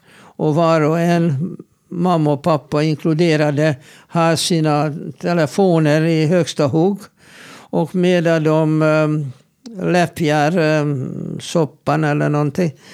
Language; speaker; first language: Swedish; non-native, fluent; Hebrew